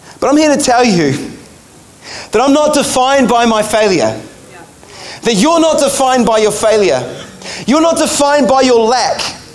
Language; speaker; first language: English; native; English